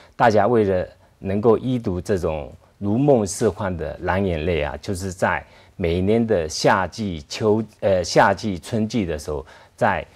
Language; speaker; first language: Chinese; native; Chinese